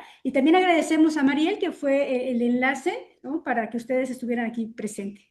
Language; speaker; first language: Spanish; native; Spanish